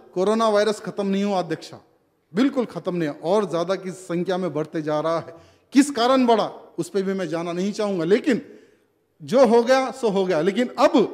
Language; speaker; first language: Hindi; non-native, local second language; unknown